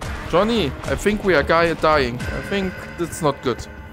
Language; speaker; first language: English; non-native, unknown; German